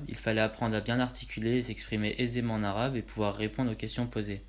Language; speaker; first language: French; native; French